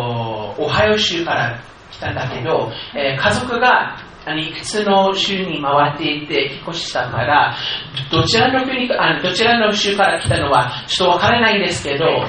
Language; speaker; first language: Japanese; non-native, fluent; English